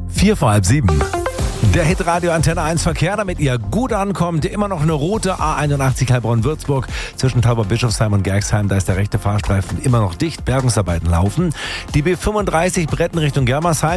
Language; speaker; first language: German; native; German